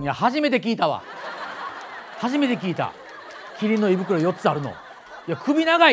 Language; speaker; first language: Japanese; native; Japanese